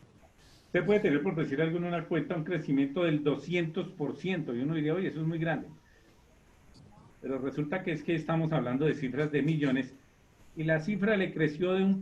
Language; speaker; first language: Spanish; native; Spanish